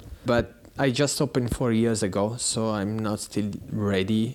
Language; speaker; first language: English; non-native, learner; Italian